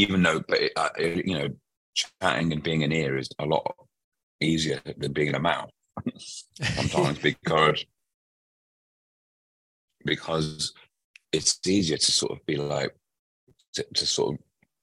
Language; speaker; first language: English; native; English